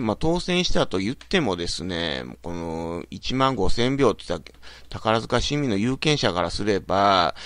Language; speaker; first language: Japanese; native; Japanese